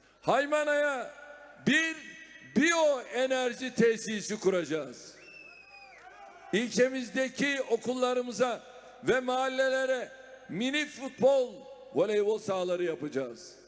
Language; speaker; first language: Turkish; native; Turkish